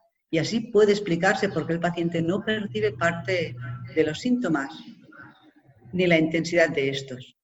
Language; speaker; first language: Spanish; native; Spanish